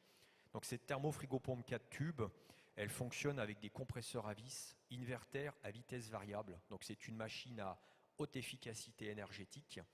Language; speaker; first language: French; native; French